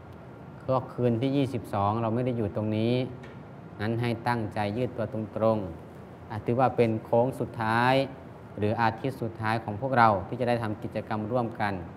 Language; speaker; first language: Thai; native; Thai